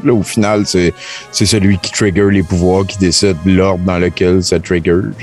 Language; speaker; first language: French; native; French